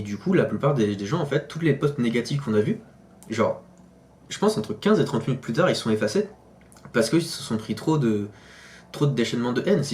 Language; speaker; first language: French; native; French